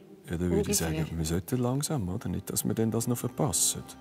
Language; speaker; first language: German; native; German